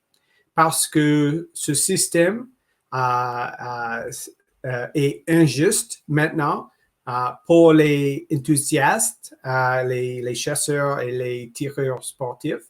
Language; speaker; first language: French; non-native, local second language; English